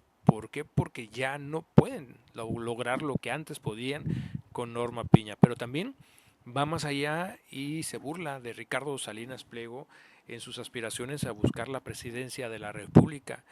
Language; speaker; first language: Spanish; native; Spanish